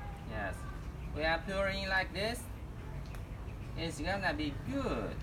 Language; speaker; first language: English; non-native, learner; Vietnamese